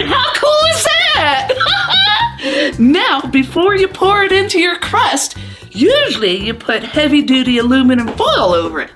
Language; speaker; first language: English; native; English